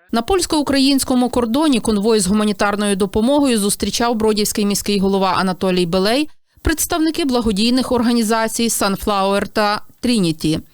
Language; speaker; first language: Ukrainian; native; Ukrainian